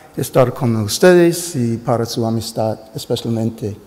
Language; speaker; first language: Spanish; non-native, learner; English